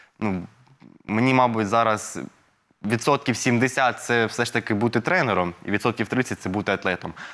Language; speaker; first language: Ukrainian; non-native, local second language; Russian